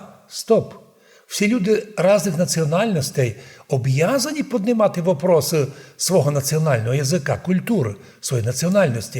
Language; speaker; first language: Ukrainian; non-native, local second language; Rusyn